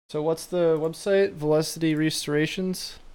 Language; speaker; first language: English; native; English